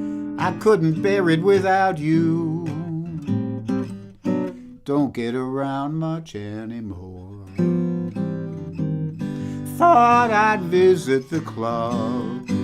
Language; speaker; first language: English; native; English